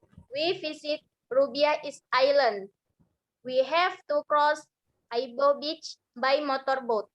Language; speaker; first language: English; non-native, learner; Indonesian